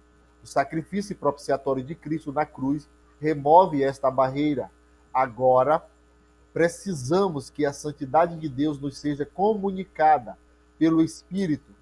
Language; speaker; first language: Portuguese; native; Portuguese